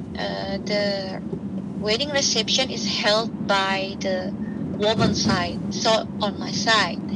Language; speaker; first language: English; non-native, learner; Indonesian